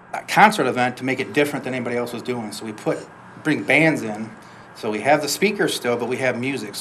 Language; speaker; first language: English; native; English